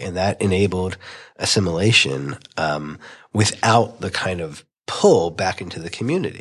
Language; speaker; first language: English; native; English